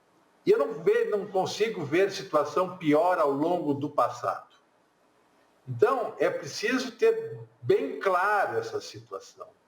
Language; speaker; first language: Portuguese; native; Portuguese